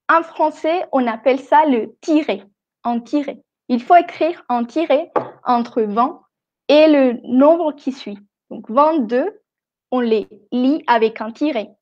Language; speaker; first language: French; non-native, fluent; Spanish